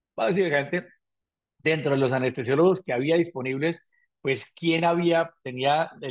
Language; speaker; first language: Spanish; native; Spanish